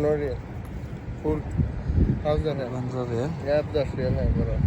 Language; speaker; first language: Hindi; non-native, learner; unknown